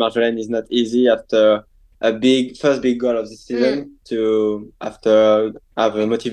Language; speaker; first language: English; non-native, learner; French